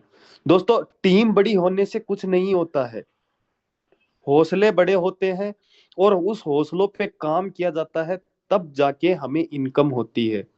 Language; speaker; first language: Hindi; native; Hindi